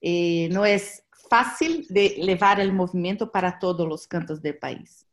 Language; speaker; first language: Spanish; non-native, learner; Portuguese